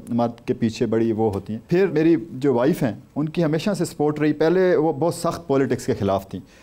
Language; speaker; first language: Urdu; non-native, local second language; Saraiki